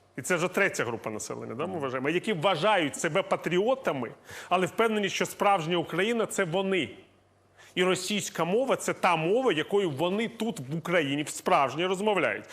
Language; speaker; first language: Ukrainian; native; Ukrainian